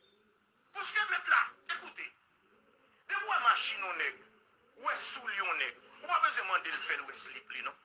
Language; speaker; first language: Haitian Creole; native; Haitian Creole